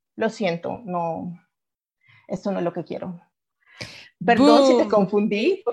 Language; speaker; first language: Spanish; native; Spanish